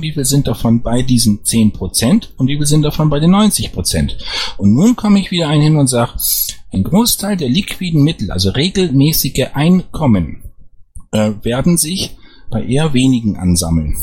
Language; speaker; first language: German; native; German